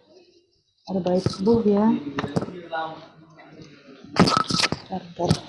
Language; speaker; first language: German; non-native, fluent; Indonesian